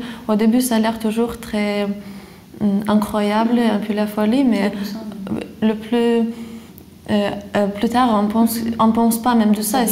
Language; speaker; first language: French; non-native, fluent; Lithuanian